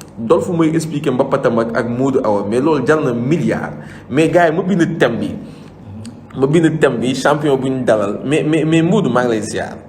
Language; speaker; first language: Wolof; native; Wolof